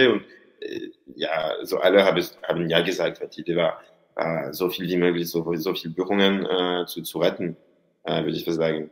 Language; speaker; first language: German; non-native, learner; French